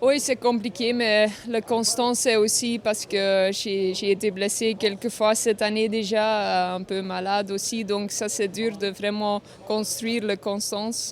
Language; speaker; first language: French; non-native, fluent; Dutch